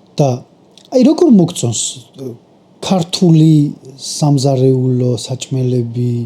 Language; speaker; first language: Georgian; native; Georgian